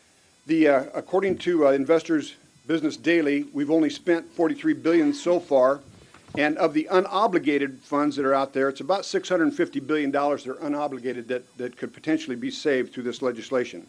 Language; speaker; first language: English; native; English